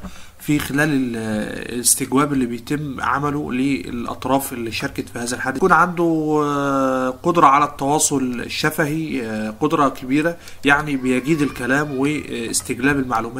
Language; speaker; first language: Arabic; native; Arabic